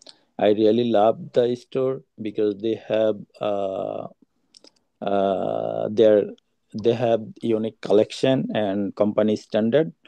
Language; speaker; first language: English; non-native, learner; Bangla